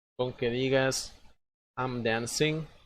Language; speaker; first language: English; non-native, fluent; Spanish